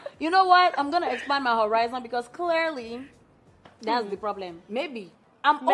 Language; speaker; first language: English; non-native, local second language; Yoruba